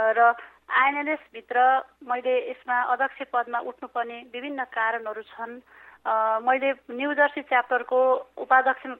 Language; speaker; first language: Nepali; native; Nepali